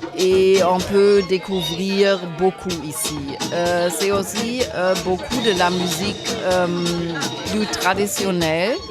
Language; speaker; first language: French; non-native, fluent; German